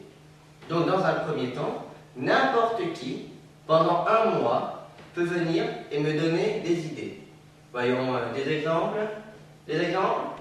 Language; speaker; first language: French; native; French